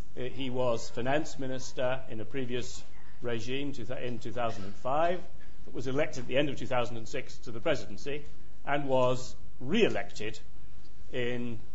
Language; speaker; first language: English; native; English